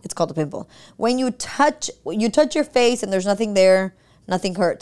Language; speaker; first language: English; early bilingual, other home language; Spanish